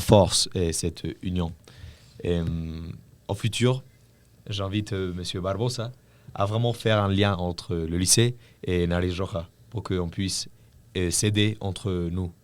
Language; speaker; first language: French; non-native, fluent; Spanish